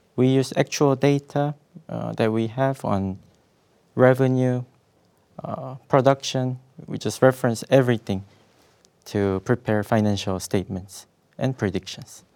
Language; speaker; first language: English; non-native, fluent; Korean